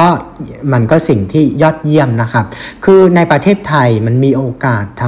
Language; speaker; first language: Thai; non-native, fluent; Vietnamese